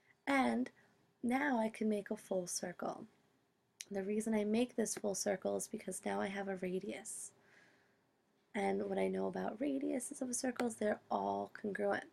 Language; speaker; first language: English; native; English